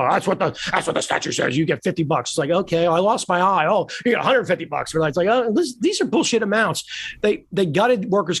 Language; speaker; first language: English; native; English